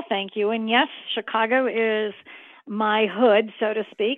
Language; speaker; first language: English; native; English